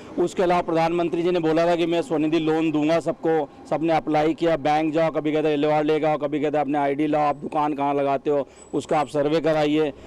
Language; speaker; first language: Hindi; native; Hindi